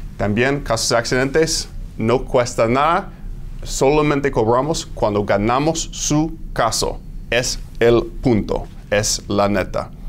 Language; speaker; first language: Spanish; non-native, fluent; English